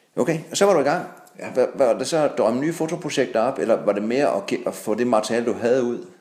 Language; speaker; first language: Danish; native; Danish